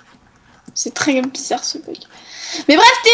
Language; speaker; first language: French; native; French